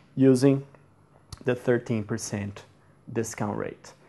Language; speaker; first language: English; non-native, fluent; Portuguese